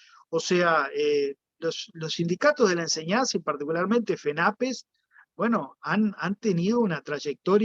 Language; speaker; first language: Spanish; native; Spanish